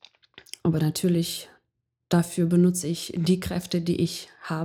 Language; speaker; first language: German; non-native, fluent; Ukrainian